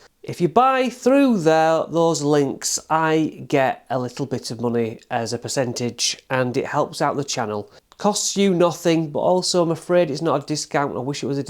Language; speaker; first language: English; native; English